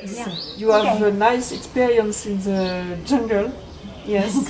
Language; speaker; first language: English; non-native, learner; French